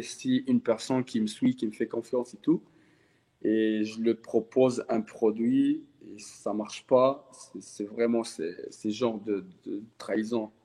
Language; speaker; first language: French; non-native, local second language; Arabic